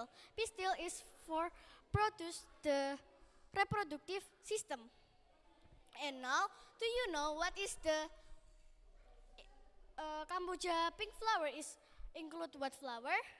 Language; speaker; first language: English; non-native, learner; Indonesian